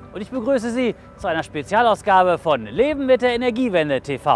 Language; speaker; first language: German; native; German